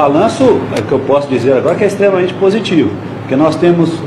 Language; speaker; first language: Portuguese; native; Portuguese